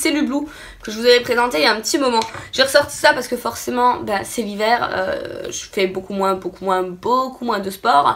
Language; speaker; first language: French; native; French